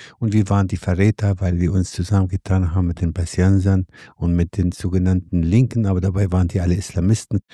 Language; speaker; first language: German; non-native, fluent; Arabic